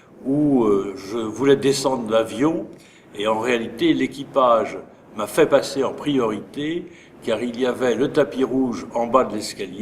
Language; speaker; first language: French; native; French